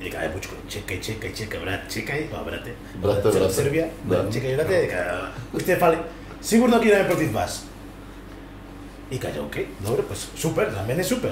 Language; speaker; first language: Macedonian; non-native, learner; Spanish